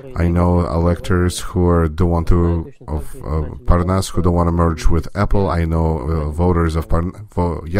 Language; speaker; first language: English; non-native, fluent; Russian